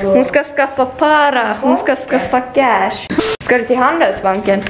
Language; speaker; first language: Swedish; native; Swedish